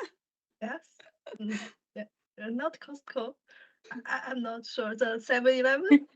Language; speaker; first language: English; non-native, fluent; Japanese